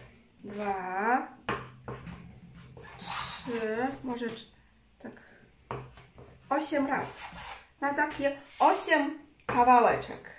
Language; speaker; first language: Polish; non-native, learner; Chinese